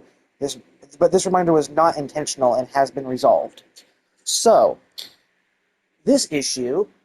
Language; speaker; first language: English; native; English